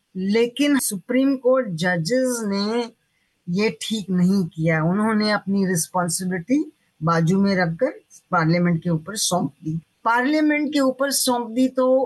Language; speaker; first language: Hindi; non-native, local second language; Marathi